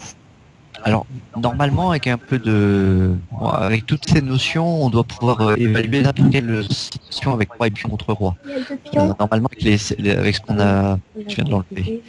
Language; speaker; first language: French; native; French